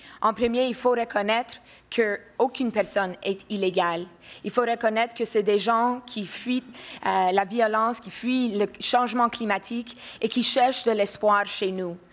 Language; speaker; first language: French; non-native, local second language; English